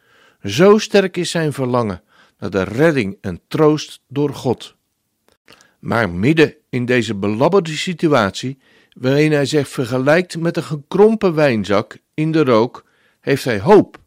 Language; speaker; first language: Dutch; native; Dutch